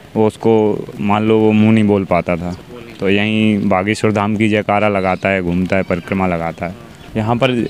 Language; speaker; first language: Hindi; native; Hindi